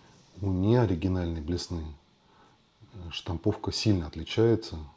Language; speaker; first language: Russian; native; Russian